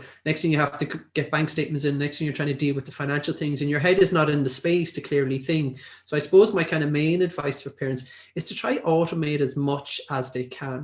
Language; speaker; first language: English; native; English